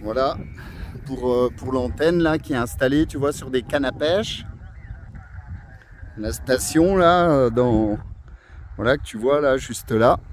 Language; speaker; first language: French; native; French